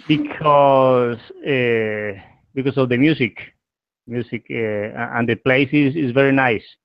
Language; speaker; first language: English; non-native, learner; Spanish